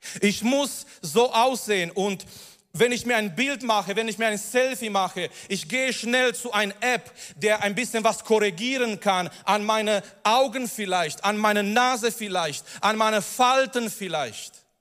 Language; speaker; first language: German; non-native, fluent; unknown